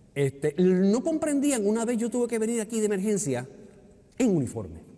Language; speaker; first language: Spanish; native; Spanish